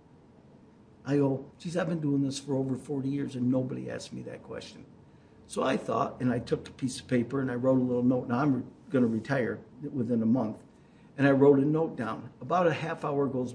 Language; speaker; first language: English; native; English